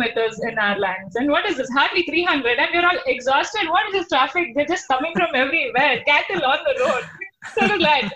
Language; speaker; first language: English; non-native, local second language; Tulu